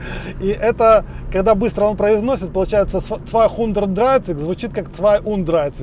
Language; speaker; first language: Russian; native; Russian